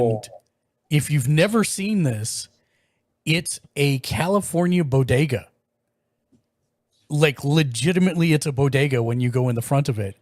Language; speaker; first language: English; native; English